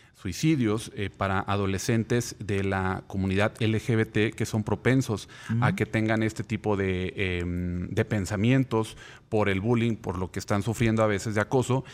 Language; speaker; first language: Spanish; native; Spanish